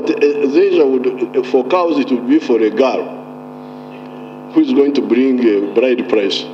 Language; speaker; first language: English; non-native, local second language; Nyankole